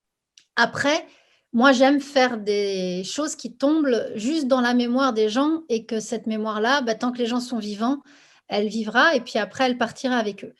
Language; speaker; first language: French; native; French